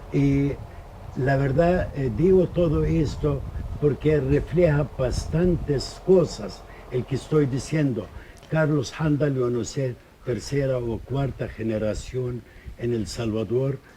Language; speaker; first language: Spanish; non-native, fluent; Arabic